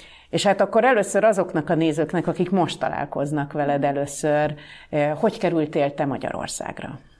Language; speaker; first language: Hungarian; native; Hungarian